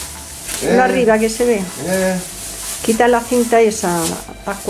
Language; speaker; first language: Spanish; native; Spanish